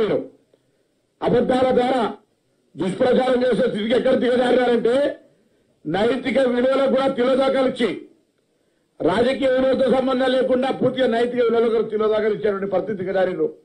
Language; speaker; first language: Telugu; native; Telugu